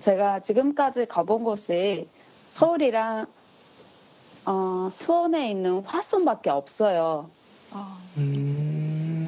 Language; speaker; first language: Korean; non-native, learner; Japanese